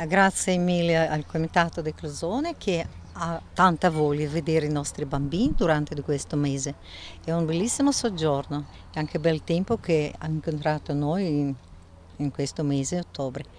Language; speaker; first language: Italian; non-native, learner; Russian